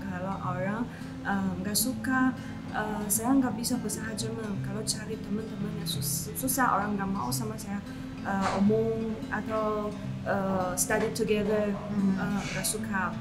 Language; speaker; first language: Indonesian; non-native, learner; Chinese